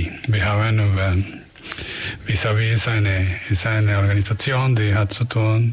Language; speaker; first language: German; non-native, fluent; Spanish